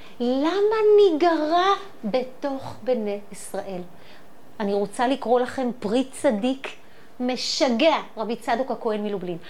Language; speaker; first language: Hebrew; native; Hebrew